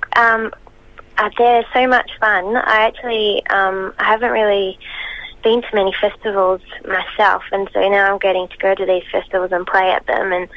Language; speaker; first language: English; native; English